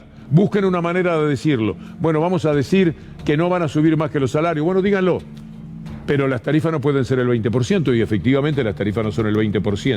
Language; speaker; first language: Spanish; native; Spanish